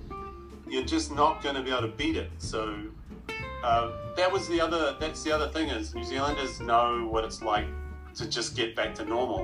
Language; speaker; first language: English; native; English